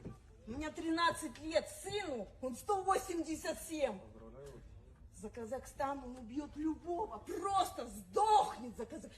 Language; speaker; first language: Russian; native; Russian